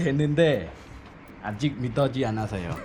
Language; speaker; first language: Korean; non-native, learner; Khmer